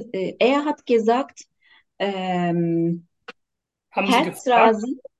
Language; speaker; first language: German; non-native, learner; Turkish